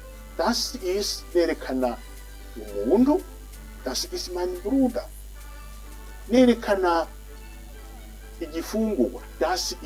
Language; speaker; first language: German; non-native, fluent; Rundi